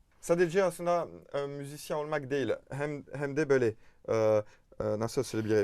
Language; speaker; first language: Turkish; non-native, fluent; French